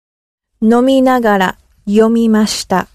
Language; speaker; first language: Japanese; non-native, learner; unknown